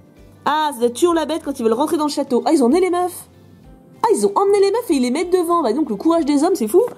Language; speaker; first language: French; native; French